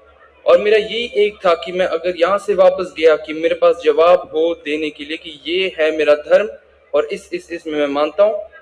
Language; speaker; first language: Hindi; early bilingual, heritage; Hindi